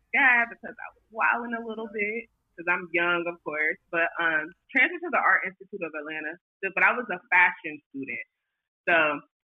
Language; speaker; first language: English; native; English